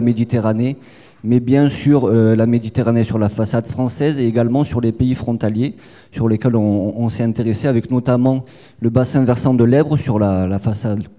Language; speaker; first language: French; native; French